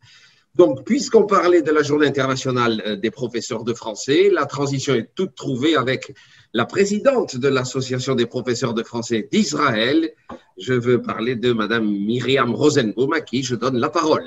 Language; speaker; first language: French; native; French